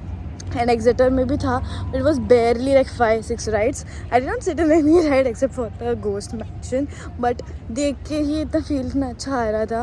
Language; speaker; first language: English; non-native, local second language; Hindi